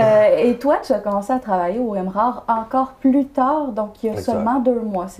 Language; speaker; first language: French; native; French